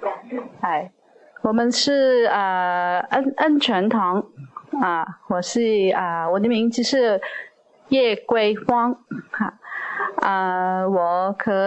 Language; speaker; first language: Chinese; non-native, local second language; Cantonese